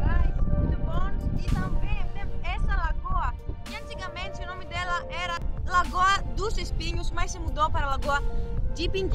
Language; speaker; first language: Portuguese; non-native, learner; Greek